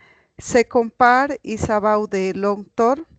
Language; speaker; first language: English; non-native, learner; Spanish